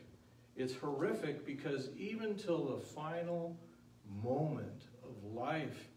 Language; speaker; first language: English; native; English